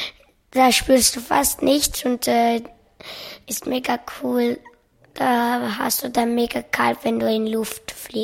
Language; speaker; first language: German; early bilingual, other home language; Russian